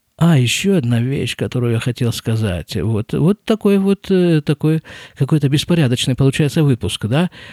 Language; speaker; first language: Russian; native; Russian